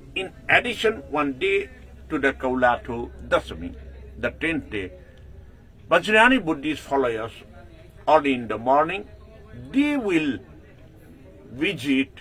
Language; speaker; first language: English; non-native, local second language; Nepali